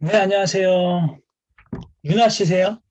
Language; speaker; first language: Korean; native; Korean